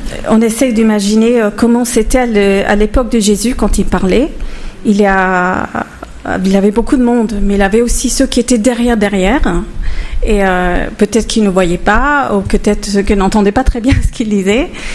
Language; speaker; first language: French; non-native, fluent; Spanish